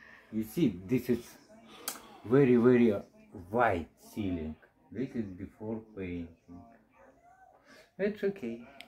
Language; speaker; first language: English; non-native, learner; Russian